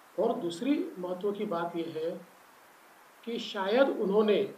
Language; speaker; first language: Hindi; non-native, local second language; Marathi